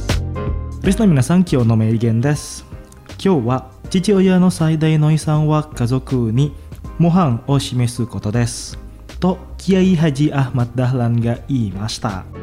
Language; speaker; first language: Japanese; non-native, fluent; Indonesian